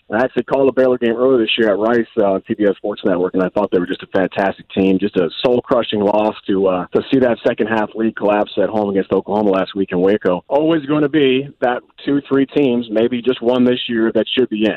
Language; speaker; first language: English; native; English